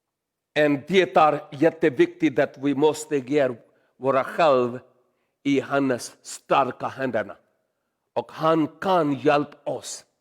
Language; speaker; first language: Swedish; non-native, learner; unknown